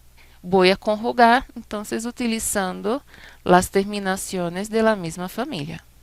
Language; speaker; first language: Spanish; non-native, fluent; Portuguese